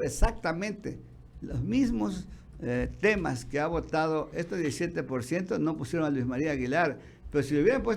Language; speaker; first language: Spanish; native; Spanish